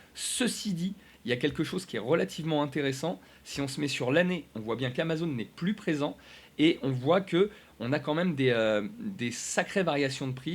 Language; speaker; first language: French; native; French